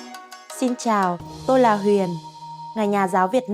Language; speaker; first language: Vietnamese; native; Vietnamese